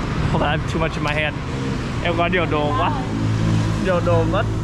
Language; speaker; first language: Vietnamese; non-native, fluent; English